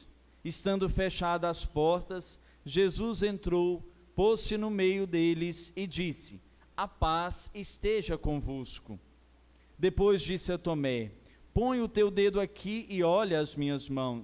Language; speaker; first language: Portuguese; native; Portuguese